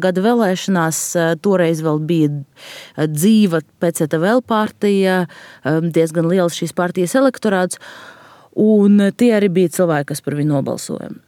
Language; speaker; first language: Latvian; non-native, local second language; Russian